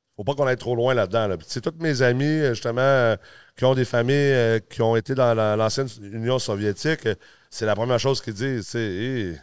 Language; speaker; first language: French; early bilingual, other home language; English